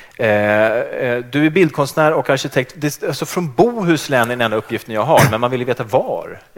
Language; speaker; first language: Swedish; native; Swedish